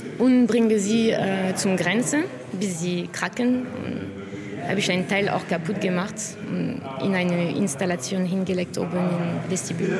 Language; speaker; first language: German; non-native, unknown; French